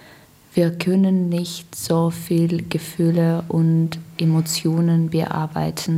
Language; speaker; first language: German; non-native, learner; Russian